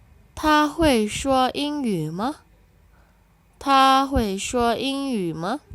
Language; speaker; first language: Chinese; non-native, learner; Indonesian